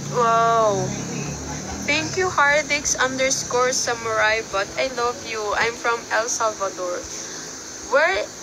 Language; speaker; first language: English; non-native, local second language; Filipino